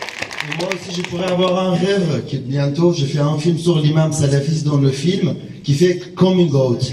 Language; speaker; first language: French; non-native, fluent; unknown